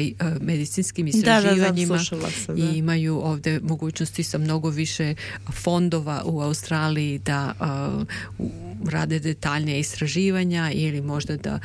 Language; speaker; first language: Serbian; native; Serbian